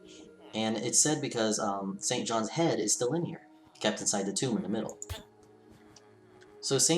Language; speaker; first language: English; native; English